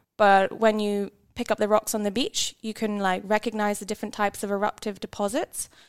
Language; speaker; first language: English; native; English